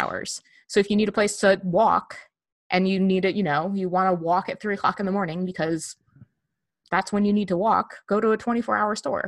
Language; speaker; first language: English; native; English